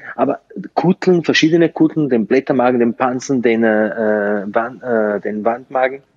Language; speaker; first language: German; non-native, fluent; Slovenian